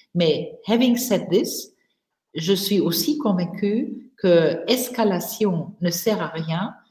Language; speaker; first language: French; non-native, fluent; German